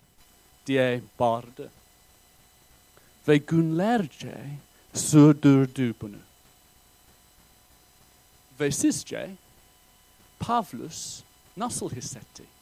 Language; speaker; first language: Turkish; non-native, fluent; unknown